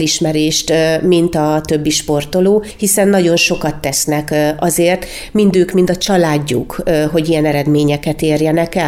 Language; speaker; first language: Hungarian; native; Hungarian